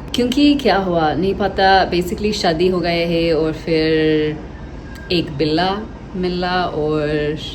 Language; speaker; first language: Hindi; non-native, learner; English